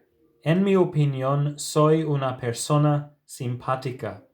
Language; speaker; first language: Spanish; non-native, fluent; English